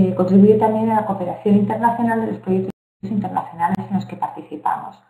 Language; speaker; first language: Spanish; native; Spanish